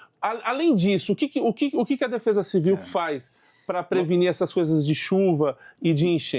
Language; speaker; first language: Portuguese; native; Portuguese